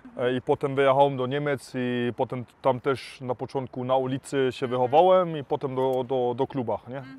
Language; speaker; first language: Polish; early bilingual, heritage; Polish